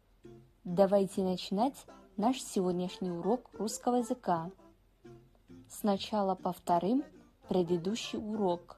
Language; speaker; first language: Russian; non-native, fluent; Kazakh